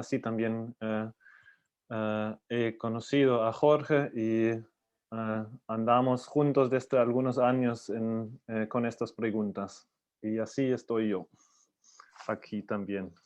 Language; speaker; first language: Spanish; non-native, fluent; German